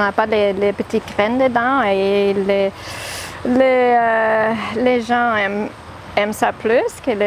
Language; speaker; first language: French; non-native, learner; German